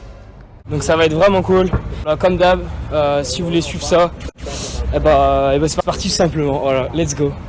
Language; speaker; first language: French; native; French